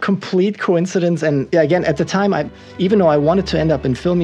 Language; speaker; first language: English; non-native, fluent; German